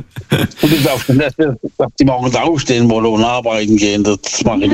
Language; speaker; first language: German; native; German